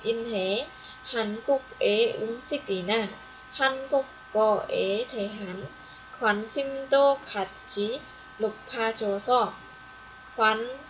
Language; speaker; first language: Korean; non-native, fluent; Khmer